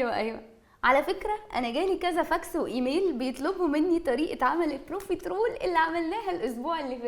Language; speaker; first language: Arabic; native; Arabic